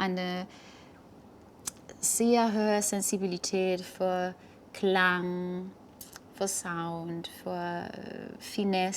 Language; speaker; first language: German; non-native, fluent; Spanish